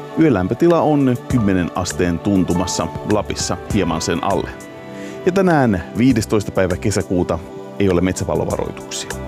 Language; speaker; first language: Finnish; native; Finnish